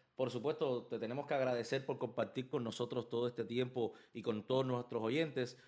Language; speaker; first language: Spanish; native; Spanish